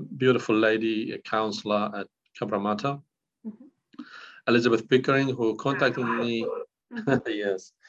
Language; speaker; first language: English; non-native, fluent; Kurdish